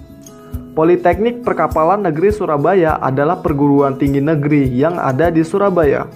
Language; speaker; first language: Indonesian; native; Indonesian